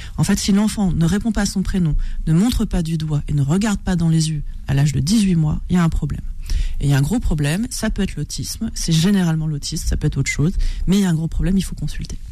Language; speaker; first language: French; native; French